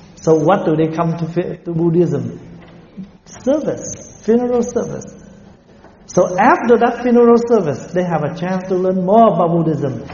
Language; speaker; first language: English; non-native, fluent; Vietnamese